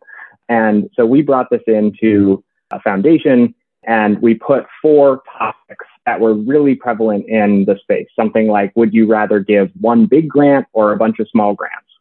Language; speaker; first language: English; native; English